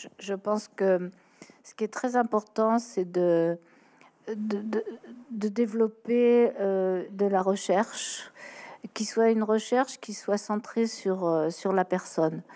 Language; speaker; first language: French; native; French